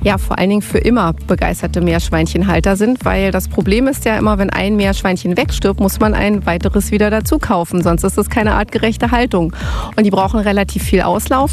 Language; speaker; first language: German; native; German